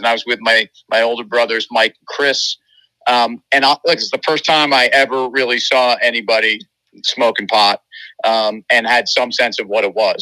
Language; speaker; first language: English; native; English